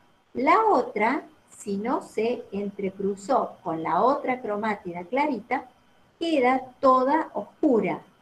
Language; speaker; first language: Spanish; native; Spanish